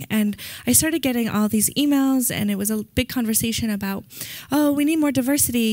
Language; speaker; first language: English; native; English